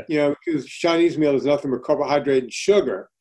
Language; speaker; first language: English; early bilingual, other home language; Italian